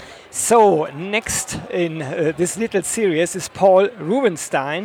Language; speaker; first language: English; non-native, fluent; German